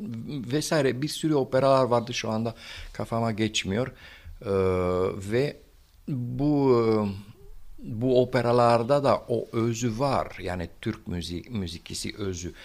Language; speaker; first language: Turkish; non-native, fluent; Romanian